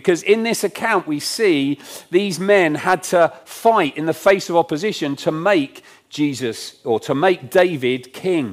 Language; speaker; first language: English; native; English